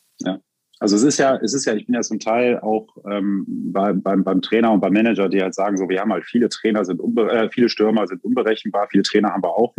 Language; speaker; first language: German; native; German